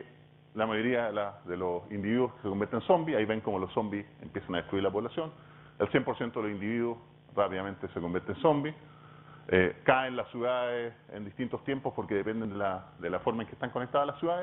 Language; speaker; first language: Spanish; native; Spanish